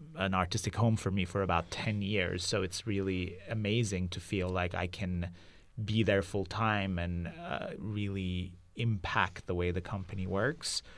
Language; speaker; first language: English; non-native, fluent; Turkish